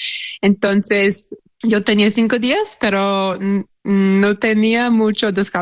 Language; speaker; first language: Spanish; non-native, learner; English